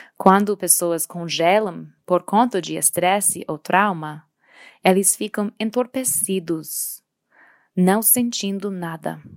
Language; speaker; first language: Portuguese; non-native, fluent; English